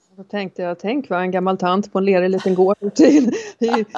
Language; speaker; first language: Swedish; native; Swedish